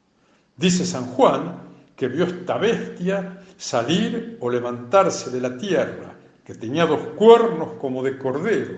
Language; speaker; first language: Spanish; native; Spanish